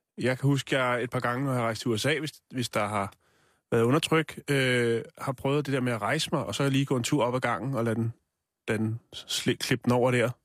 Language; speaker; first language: Danish; native; Danish